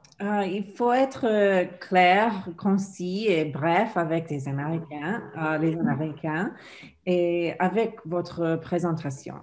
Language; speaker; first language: French; non-native, fluent; English